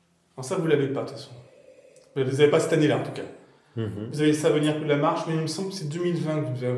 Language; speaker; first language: French; native; French